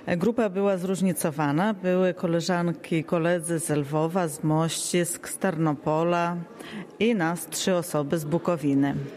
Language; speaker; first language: Polish; early bilingual, heritage; Polish